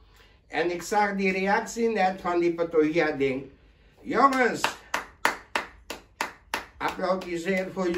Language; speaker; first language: Dutch; non-native, local second language; Caribbean Hindustani